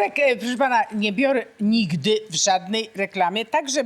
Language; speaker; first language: Polish; native; Polish